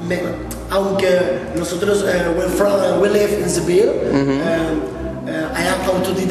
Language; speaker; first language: English; non-native, local second language; Spanish